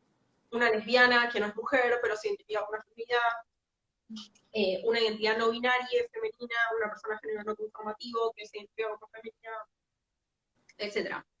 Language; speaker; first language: Spanish; native; Spanish